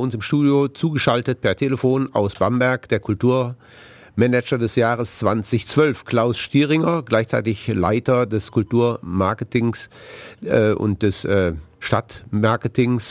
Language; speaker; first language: German; native; German